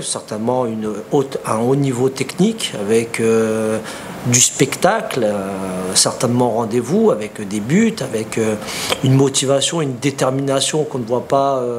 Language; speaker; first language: French; native; French